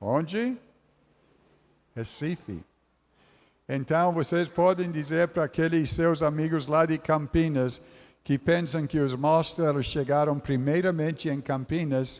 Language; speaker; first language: Portuguese; non-native, fluent; English